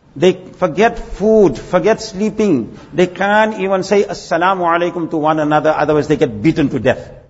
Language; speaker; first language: English; native; English